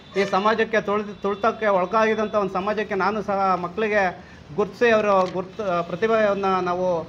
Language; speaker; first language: Kannada; native; Kannada